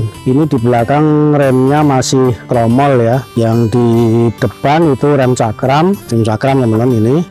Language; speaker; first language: Indonesian; native; Indonesian